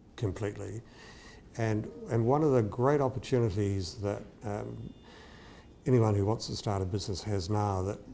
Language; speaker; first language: English; native; English